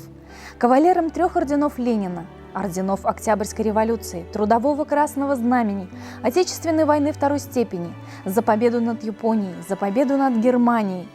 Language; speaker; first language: Russian; native; Russian